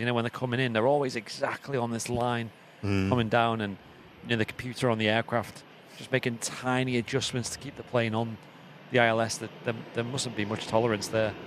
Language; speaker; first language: English; native; English